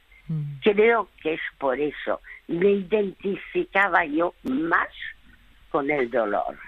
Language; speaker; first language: Spanish; early bilingual, other home language; French